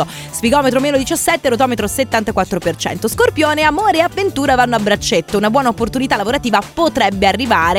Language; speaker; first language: Italian; native; Italian